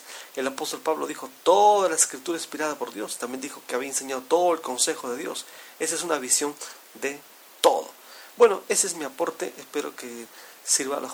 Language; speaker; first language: Spanish; native; Spanish